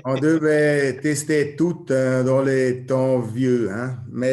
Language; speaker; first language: French; non-native, learner; German